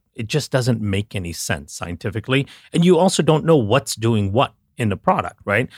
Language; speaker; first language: English; non-native, local second language; Tamil